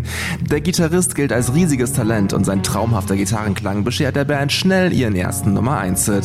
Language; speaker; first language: German; native; German